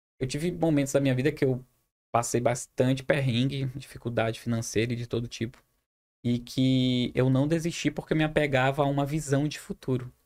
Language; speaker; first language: Portuguese; native; Portuguese